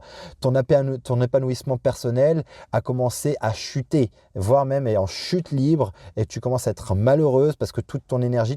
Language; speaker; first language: French; native; French